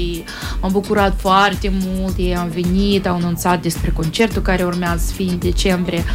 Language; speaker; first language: Romanian; non-native, local second language; Russian